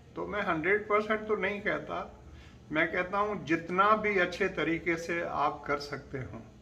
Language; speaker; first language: Urdu; non-native, local second language; Sindhi